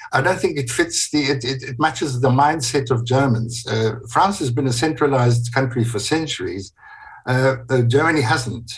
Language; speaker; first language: English; non-native, fluent; German